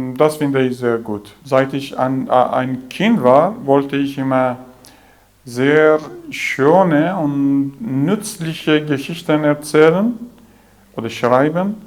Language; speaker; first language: German; non-native, learner; Persian